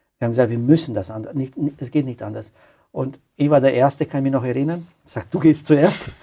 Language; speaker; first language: German; non-native, fluent; Romanian